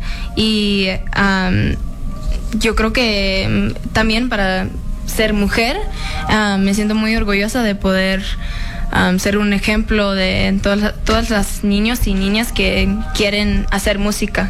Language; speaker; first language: Spanish; early bilingual, heritage; English